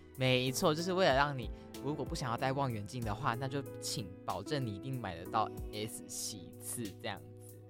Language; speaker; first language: Chinese; native; Chinese